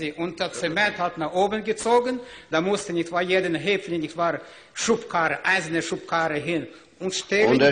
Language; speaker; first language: German; non-native, learner; Ukrainian